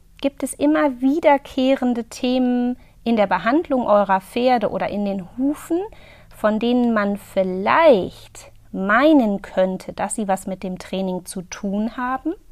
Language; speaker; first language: German; native; German